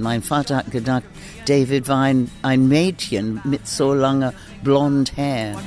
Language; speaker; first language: German; non-native, learner; English